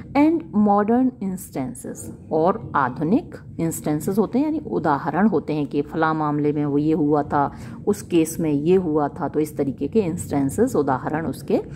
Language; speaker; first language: Hindi; native; Hindi